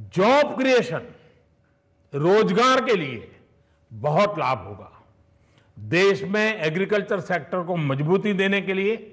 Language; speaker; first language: Hindi; native; Hindi